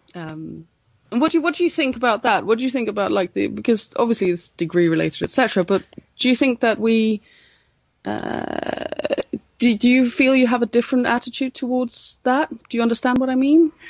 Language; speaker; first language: English; non-native, fluent; Swedish